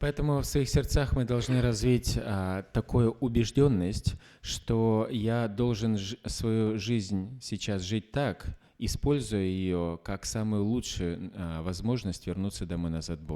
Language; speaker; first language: Russian; native; Russian